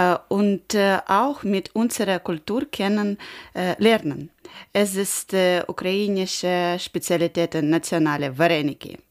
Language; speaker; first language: German; non-native, learner; Ukrainian